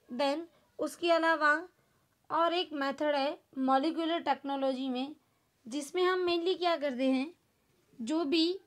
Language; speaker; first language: Hindi; non-native, local second language; Gujarati